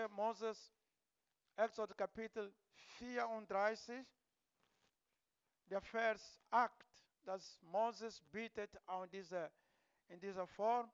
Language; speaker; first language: German; non-native, learner; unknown